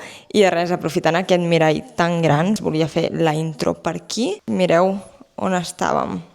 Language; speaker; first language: Catalan; native; Catalan